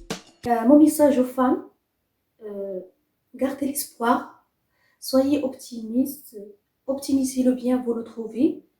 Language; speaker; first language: French; non-native, fluent; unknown